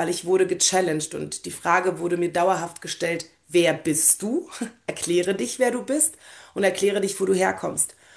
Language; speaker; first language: German; early bilingual, other home language; Polish